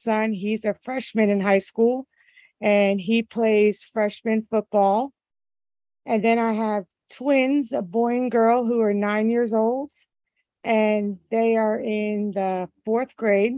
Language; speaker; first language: English; native; English